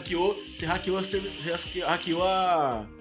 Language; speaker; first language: Portuguese; native; Portuguese